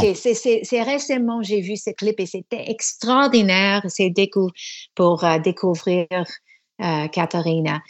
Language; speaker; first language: French; non-native, learner; English